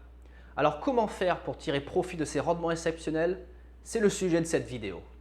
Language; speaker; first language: French; native; French